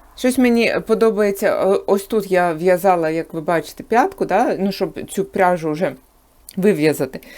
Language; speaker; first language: Ukrainian; non-native, local second language; Russian